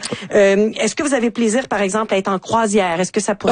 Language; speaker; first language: French; native; French